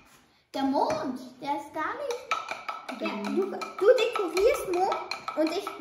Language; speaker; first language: German; early bilingual, other home language; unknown